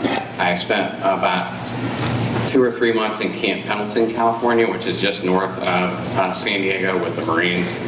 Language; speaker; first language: English; native; English